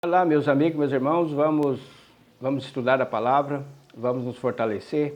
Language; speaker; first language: Portuguese; native; Portuguese